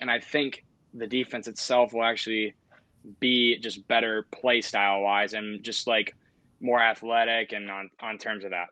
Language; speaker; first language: English; native; English